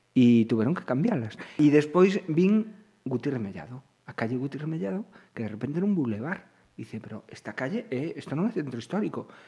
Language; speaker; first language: Galician; native; Galician